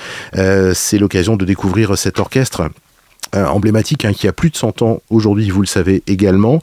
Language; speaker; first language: French; native; French